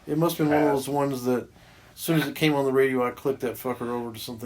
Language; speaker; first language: English; native; English